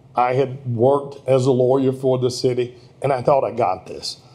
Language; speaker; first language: English; native; English